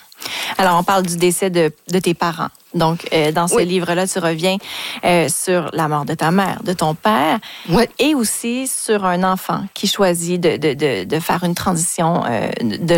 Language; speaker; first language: French; native; French